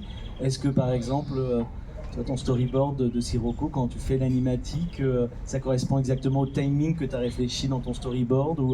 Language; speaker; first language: French; native; French